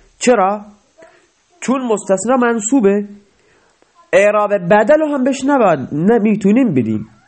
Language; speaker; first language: Persian; non-native, local second language; Baluchi